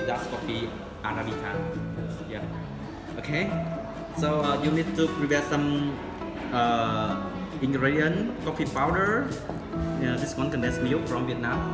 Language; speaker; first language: English; non-native, learner; Vietnamese